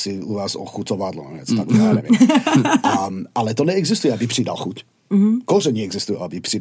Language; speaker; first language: Czech; non-native, fluent; English